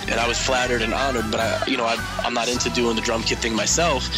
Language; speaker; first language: English; native; English